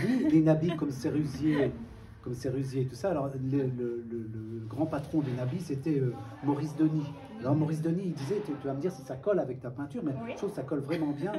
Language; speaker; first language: French; native; French